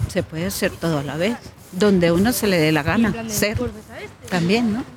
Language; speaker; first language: Spanish; native; Spanish